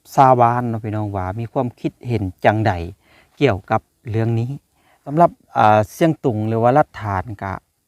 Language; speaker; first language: Thai; native; Thai